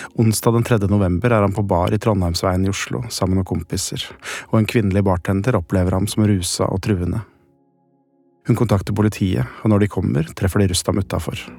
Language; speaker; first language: Norwegian; native; Norwegian